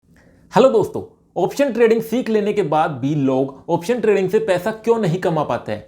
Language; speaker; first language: Hindi; native; Hindi